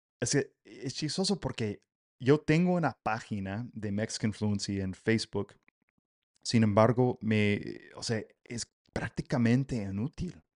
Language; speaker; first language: Spanish; non-native, fluent; English